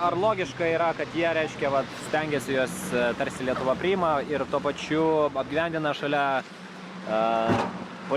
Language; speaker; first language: Lithuanian; native; Lithuanian